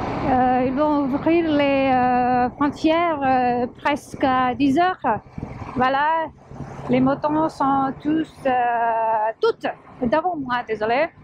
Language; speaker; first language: French; non-native, learner; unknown